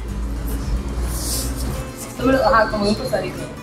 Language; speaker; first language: Spanish; native; Spanish